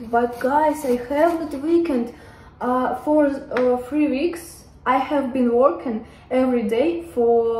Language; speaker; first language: English; non-native, learner; Russian